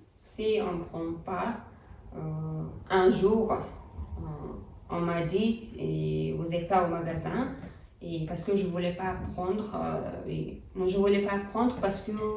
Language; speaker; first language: French; non-native, learner; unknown